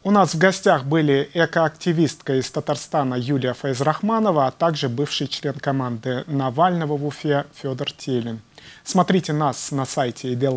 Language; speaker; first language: Russian; native; Russian